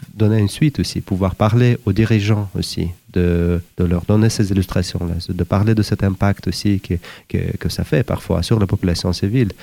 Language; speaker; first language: French; non-native, fluent; Uzbek